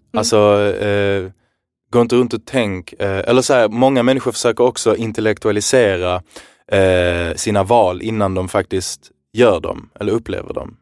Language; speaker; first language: Swedish; early bilingual, other home language; Arabic